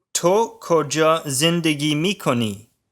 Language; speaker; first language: Persian; non-native, learner; English